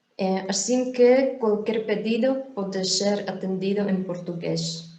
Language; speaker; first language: Portuguese; non-native, fluent; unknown